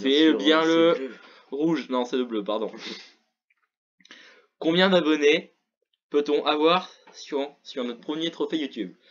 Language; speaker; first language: French; native; French